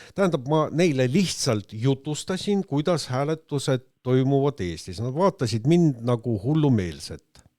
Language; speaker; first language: Estonian; non-native, local second language; Russian